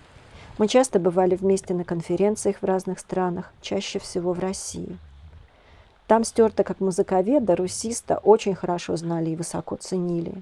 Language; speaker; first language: Russian; native; Russian